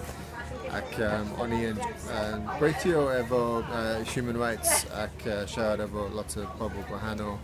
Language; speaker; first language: Welsh; non-native, learner; English